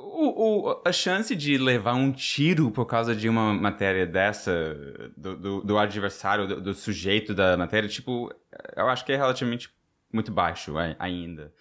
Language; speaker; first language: Portuguese; non-native, fluent; English